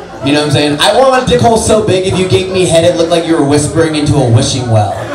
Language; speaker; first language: English; native; English